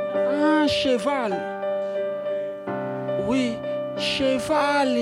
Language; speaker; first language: French; non-native, learner; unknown